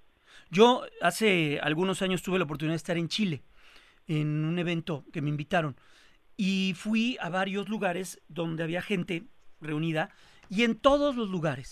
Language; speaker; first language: Spanish; native; Spanish